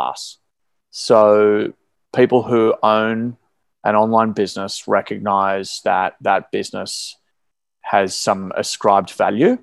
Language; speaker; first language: English; native; English